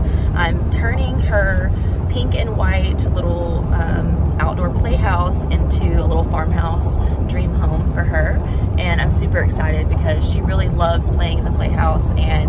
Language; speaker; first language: English; native; English